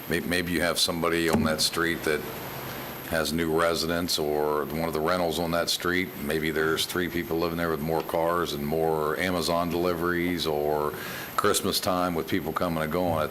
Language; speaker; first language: English; native; English